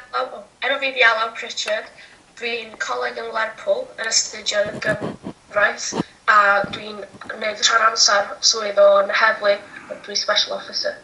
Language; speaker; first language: Welsh; native; Welsh